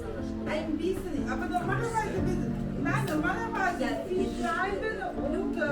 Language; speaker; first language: German; non-native, fluent; Italian